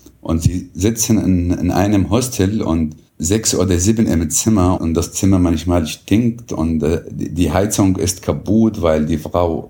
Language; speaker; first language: German; non-native, fluent; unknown